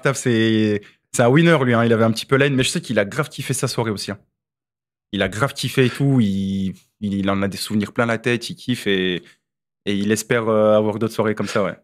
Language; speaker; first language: French; native; French